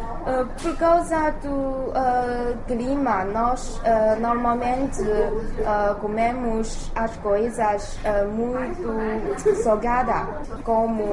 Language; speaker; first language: Portuguese; non-native, learner; Chinese